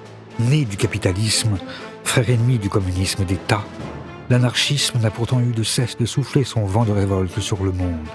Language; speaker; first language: French; native; French